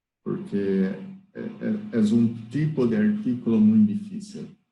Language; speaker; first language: Spanish; non-native, learner; Portuguese